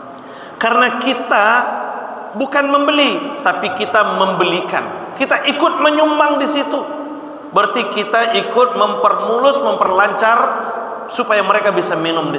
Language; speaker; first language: Indonesian; native; Indonesian